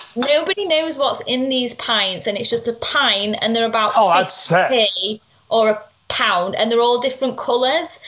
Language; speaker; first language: English; native; English